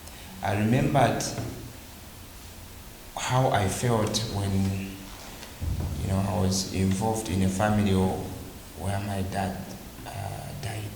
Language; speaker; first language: English; non-native, local second language; Bemba